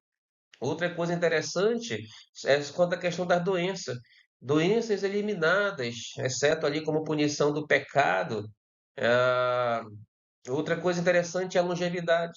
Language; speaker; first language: Portuguese; native; Portuguese